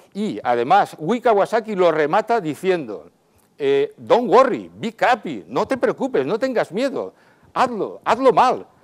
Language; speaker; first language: Spanish; native; Spanish